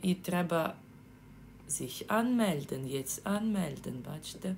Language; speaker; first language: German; non-native, fluent; Ukrainian